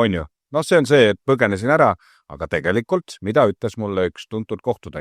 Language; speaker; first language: Estonian; native; Estonian